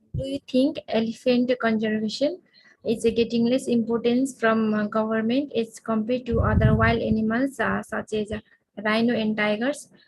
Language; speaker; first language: English; non-native, local second language; Nepali